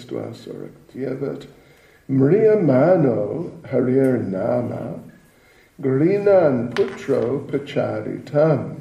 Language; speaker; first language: Russian; non-native, learner; English